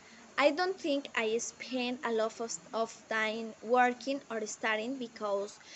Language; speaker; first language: English; non-native, learner; Spanish